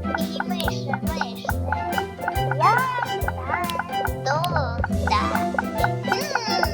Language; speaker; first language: Polish; non-native, learner; Ukrainian